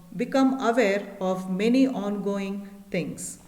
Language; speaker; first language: English; non-native, local second language; Kannada